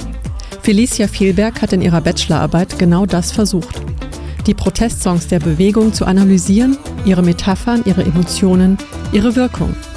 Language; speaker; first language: German; native; German